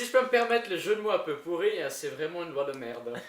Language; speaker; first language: French; native; French